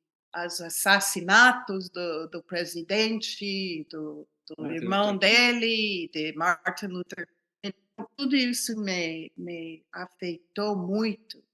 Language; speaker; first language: Portuguese; non-native, fluent; English